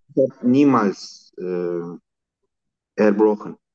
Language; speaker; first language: German; non-native, learner; Turkish